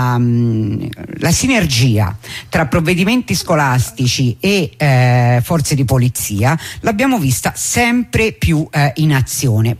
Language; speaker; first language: Italian; native; Italian